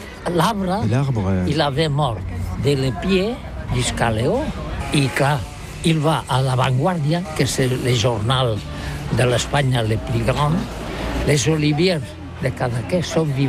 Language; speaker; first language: French; non-native, learner; Catalan